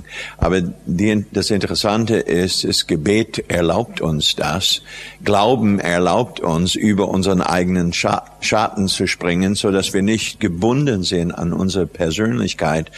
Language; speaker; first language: German; non-native, fluent; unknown